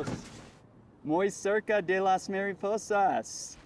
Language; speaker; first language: Spanish; non-native, learner; English